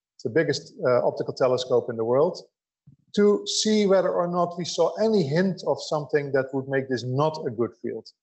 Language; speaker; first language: English; non-native, fluent; Dutch